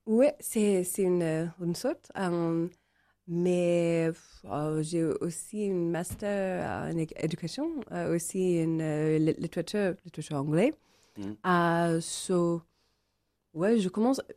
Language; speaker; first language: French; non-native, learner; English